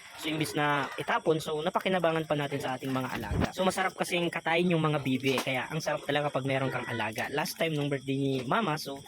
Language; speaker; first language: Filipino; non-native, local second language; Bikol